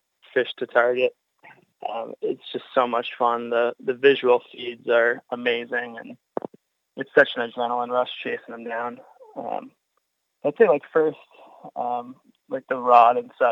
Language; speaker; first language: English; native; English